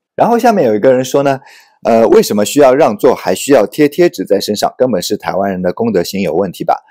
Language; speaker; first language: Chinese; native; Chinese